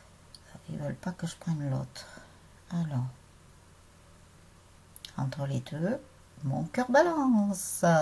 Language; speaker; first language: French; native; French